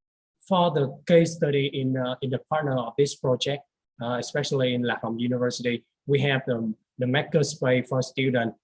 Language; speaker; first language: English; non-native, learner; Vietnamese